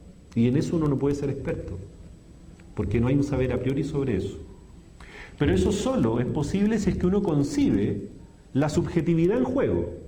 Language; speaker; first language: Spanish; native; Spanish